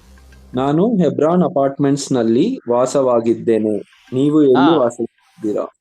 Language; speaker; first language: Kannada; non-native, learner; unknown